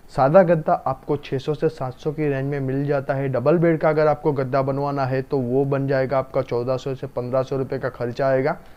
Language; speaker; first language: Hindi; non-native, local second language; Gujarati